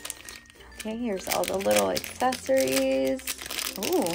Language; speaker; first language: English; native; English